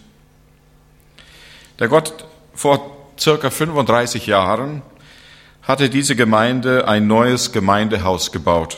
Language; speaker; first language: German; non-native, fluent; English